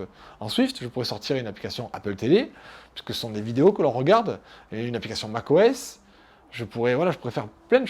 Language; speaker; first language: French; native; French